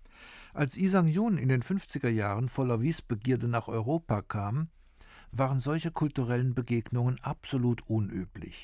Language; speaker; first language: German; native; German